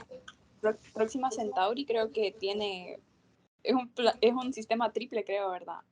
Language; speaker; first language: Spanish; native; Spanish